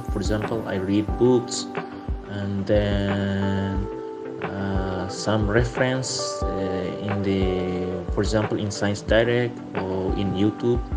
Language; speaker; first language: English; non-native, learner; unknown